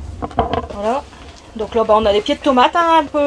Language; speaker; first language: French; native; French